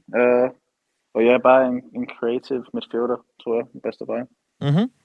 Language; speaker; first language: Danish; early bilingual, heritage; English